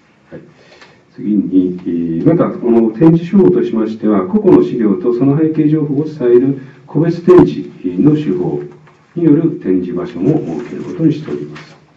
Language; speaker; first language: Japanese; native; Japanese